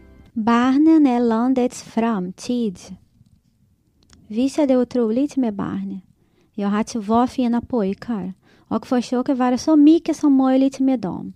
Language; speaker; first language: Swedish; non-native, fluent; Portuguese